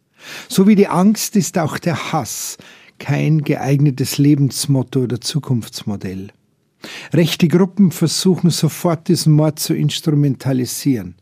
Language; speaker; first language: German; native; German